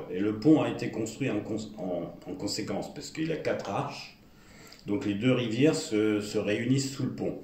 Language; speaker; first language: French; native; French